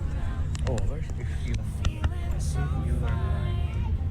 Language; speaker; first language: English; non-native, learner; Indonesian